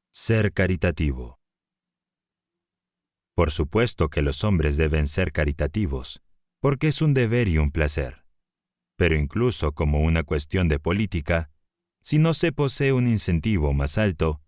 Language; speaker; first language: Spanish; native; Spanish